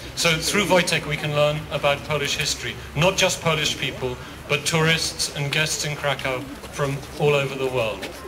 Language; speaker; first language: English; native; English